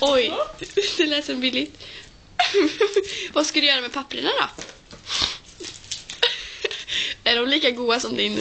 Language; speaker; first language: Swedish; native; Swedish